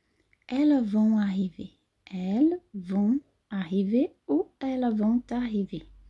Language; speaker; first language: French; non-native, fluent; Portuguese